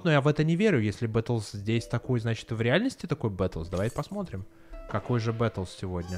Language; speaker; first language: Russian; native; Russian